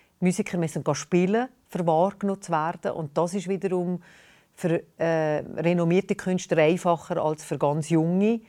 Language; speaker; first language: German; native; German